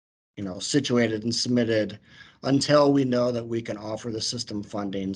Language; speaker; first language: English; native; English